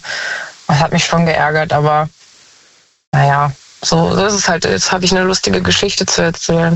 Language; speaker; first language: German; native; German